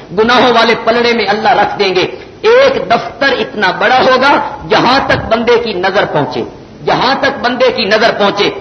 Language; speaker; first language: Urdu; non-native, local second language; Punjabi